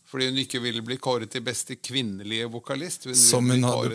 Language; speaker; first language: Norwegian; native; Norwegian